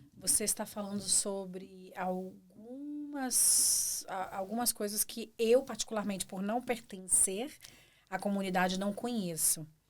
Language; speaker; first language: Portuguese; native; Portuguese